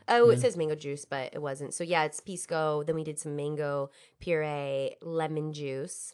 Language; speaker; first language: English; native; English